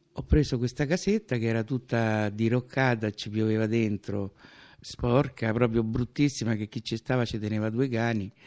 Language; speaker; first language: Italian; native; Italian